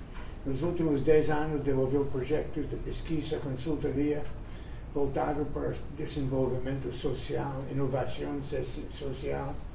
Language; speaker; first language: Portuguese; non-native, fluent; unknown